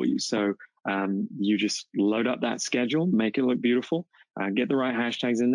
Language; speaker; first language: English; native; English